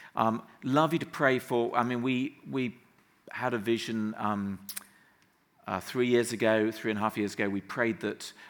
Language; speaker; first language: English; native; English